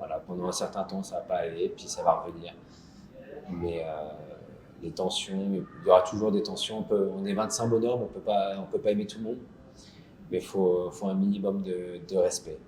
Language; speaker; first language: French; native; French